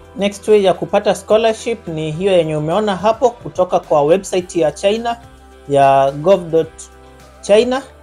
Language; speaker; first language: Swahili; native; Swahili